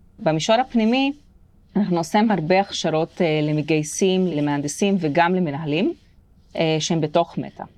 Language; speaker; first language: Hebrew; non-native, local second language; Arabic